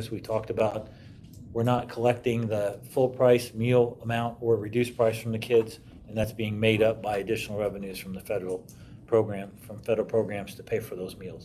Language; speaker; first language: English; native; English